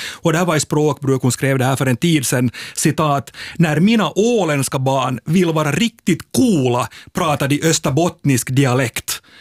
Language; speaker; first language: Swedish; native; Swedish